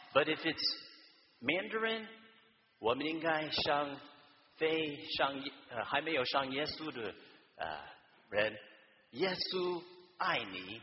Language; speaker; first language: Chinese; early bilingual, heritage; Chinese